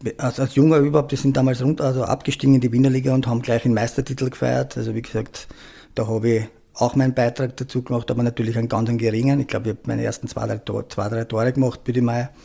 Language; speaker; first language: German; early bilingual, other home language; Croatian